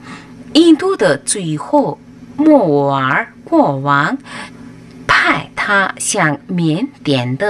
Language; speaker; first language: Chinese; non-native, fluent; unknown